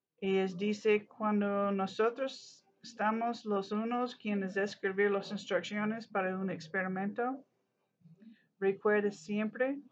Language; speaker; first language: Spanish; non-native, learner; English